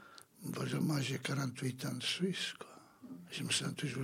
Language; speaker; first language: French; non-native, fluent; Portuguese